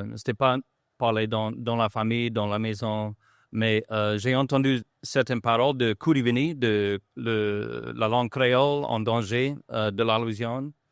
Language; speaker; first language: French; non-native, local second language; English